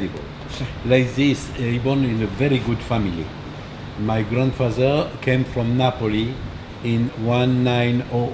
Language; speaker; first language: English; non-native, learner; French